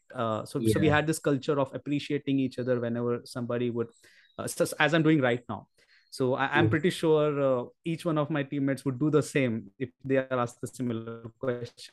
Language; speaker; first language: English; non-native, local second language; Marathi